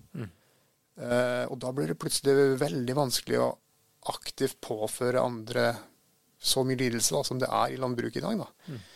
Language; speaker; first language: Norwegian; early bilingual, other home language; Swedish